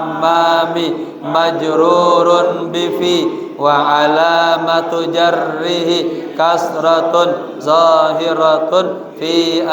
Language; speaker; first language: Arabic; non-native, fluent; Indonesian